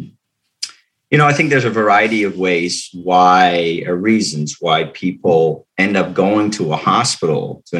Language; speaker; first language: English; non-native, fluent; Dutch